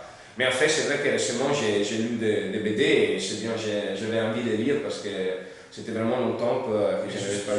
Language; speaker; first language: French; non-native, learner; Italian